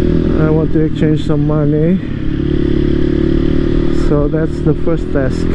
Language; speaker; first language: English; non-native, fluent; Portuguese